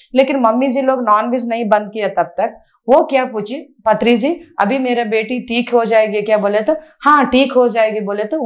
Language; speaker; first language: Hindi; non-native, local second language; Telugu